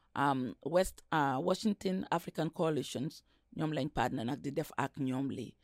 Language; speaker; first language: English; non-native, local second language; Wolof